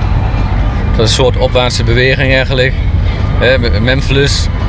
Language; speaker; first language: Dutch; native; Dutch